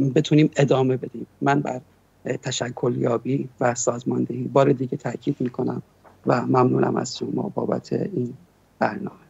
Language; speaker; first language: Persian; native; Persian